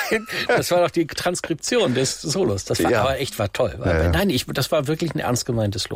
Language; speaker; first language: German; native; German